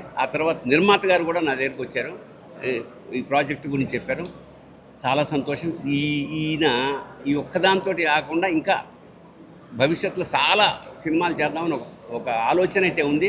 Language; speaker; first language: Telugu; native; Telugu